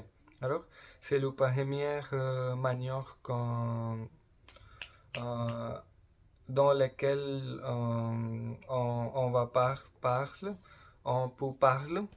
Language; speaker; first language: French; non-native, learner; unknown